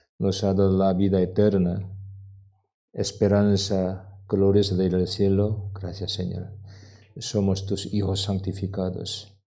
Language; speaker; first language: Spanish; non-native, learner; Korean